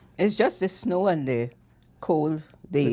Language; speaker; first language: English; native; English